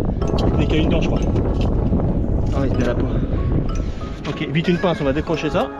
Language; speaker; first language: French; native; French